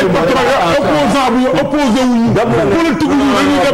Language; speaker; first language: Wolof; native; Wolof